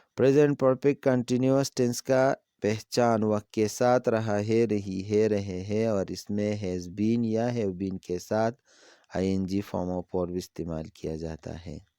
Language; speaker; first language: Urdu; non-native, local second language; Pashto